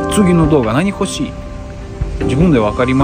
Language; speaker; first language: Japanese; non-native, learner; Russian